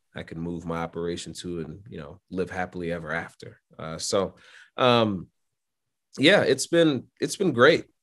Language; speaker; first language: English; native; English